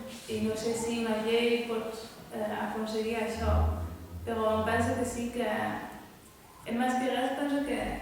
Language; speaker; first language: Catalan; non-native, fluent; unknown